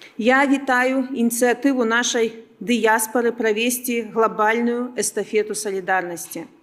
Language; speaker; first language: Belarusian; non-native, local second language; Russian